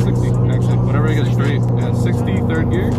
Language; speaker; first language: English; native; English